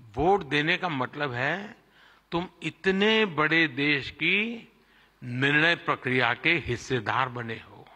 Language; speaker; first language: Hindi; non-native, local second language; Gujarati